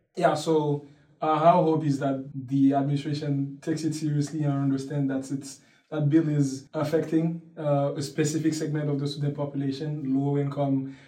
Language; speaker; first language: English; non-native, fluent; Haitian Creole